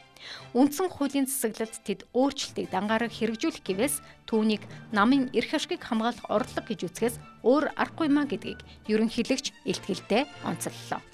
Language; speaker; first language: Mongolian; native; Mongolian